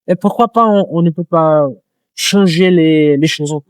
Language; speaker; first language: French; non-native, learner; Portuguese